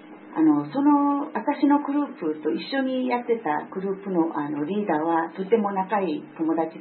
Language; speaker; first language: Japanese; non-native, fluent; Korean